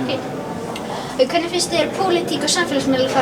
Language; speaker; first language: Icelandic; native; Icelandic